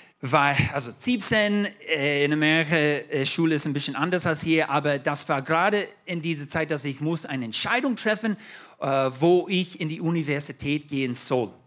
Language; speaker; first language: German; non-native, fluent; English